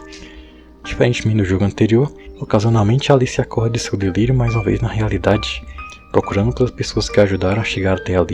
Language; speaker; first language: Portuguese; native; Portuguese